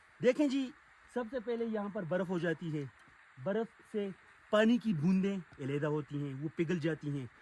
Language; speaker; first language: Urdu; non-native, local second language; Pashto